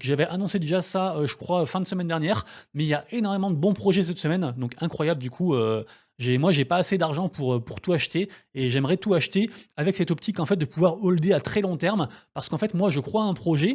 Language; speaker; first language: French; native; French